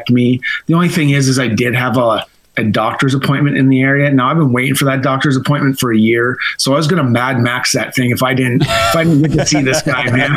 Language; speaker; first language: English; native; English